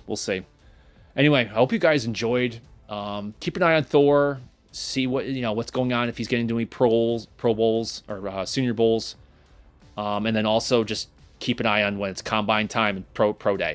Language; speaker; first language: English; native; English